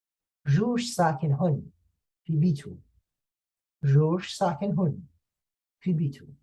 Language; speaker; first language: Arabic; non-native, fluent; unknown